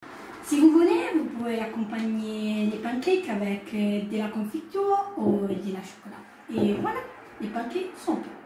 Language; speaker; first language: French; non-native, learner; Italian